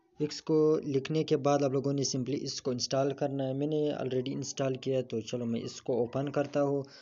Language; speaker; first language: Urdu; non-native, local second language; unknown